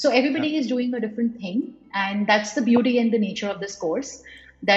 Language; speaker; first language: English; non-native, local second language; Hindi